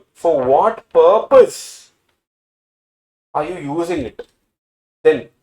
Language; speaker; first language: English; non-native, local second language; Tamil